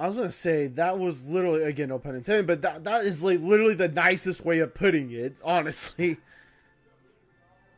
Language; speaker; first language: English; native; English